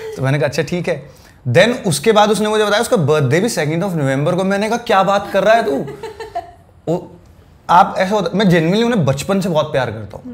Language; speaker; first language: Hindi; native; Hindi